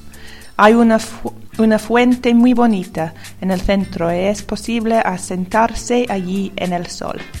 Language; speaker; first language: Spanish; non-native, learner; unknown